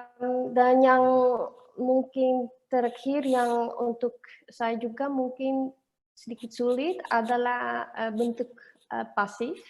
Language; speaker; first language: Indonesian; non-native, learner; Dutch